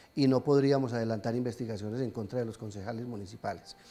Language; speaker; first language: Spanish; native; Spanish